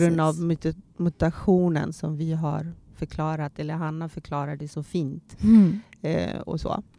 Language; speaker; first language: Swedish; early bilingual, other home language; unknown